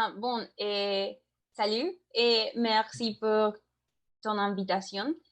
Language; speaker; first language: French; non-native, learner; Spanish